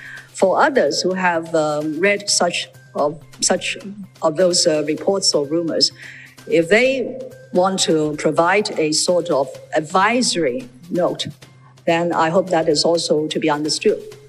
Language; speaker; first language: English; non-native, local second language; Cantonese